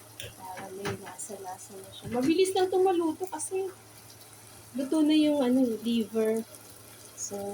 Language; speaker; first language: Filipino; non-native, local second language; Bikol